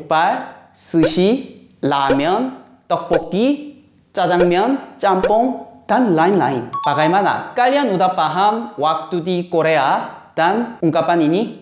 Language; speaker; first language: Indonesian; non-native, fluent; Korean